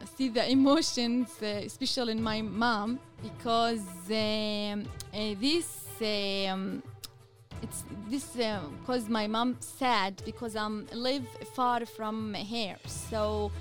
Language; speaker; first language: English; non-native, learner; Arabic